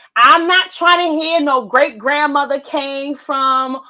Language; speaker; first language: English; native; English